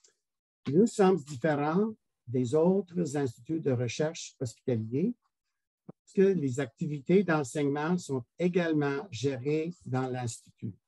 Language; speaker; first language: French; non-native, local second language; English